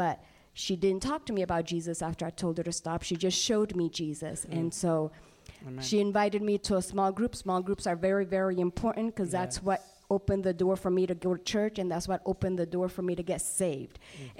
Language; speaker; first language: English; non-native, fluent; Spanish